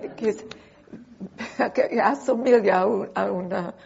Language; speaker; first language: Italian; non-native, learner; English